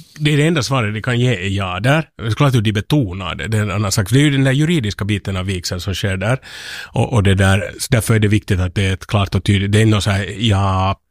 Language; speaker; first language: Swedish; native; Swedish